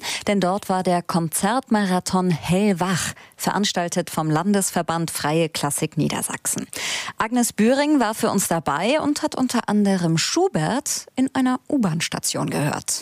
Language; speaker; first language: German; native; German